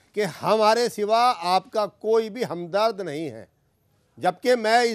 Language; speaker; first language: Hindi; native; Hindi